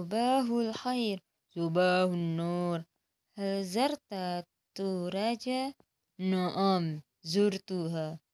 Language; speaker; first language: Arabic; non-native, fluent; Indonesian